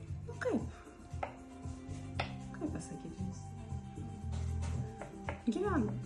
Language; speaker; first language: Lithuanian; non-native, learner; Russian